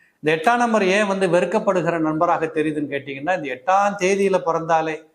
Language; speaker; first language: Tamil; native; Tamil